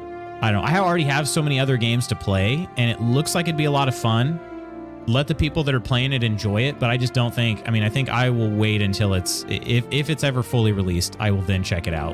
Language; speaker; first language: English; native; English